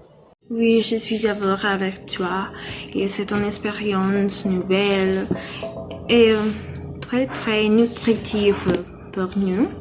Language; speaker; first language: French; non-native, learner; Spanish